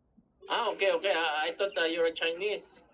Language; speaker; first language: English; non-native, learner; Filipino